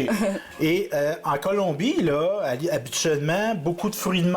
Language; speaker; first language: French; native; French